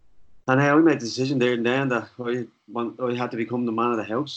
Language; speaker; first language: English; native; English